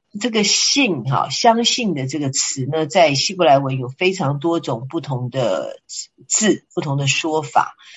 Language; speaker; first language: Chinese; native; Chinese